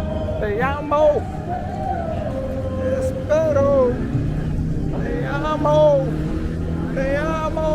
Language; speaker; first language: Spanish; non-native, learner; English